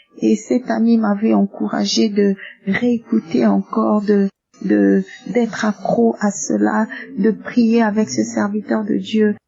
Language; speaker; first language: French; non-native, local second language; Lingala